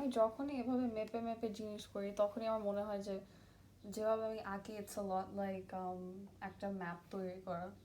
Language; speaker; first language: Bangla; early bilingual, other home language; English